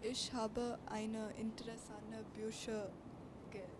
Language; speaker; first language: German; non-native, learner; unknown